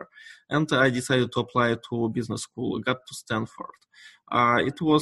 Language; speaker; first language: English; non-native, fluent; Russian